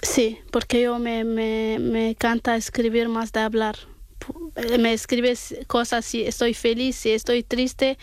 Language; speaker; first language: Spanish; non-native, learner; Arabic